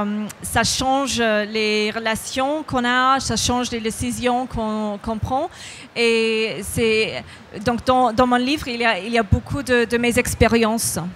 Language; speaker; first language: French; non-native, fluent; English